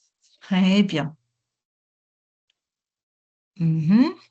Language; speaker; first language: French; non-native, local second language; Arabic